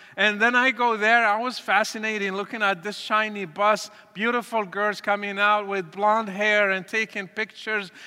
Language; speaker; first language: English; non-native, fluent; Arabic